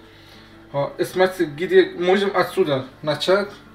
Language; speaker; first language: Russian; non-native, learner; Persian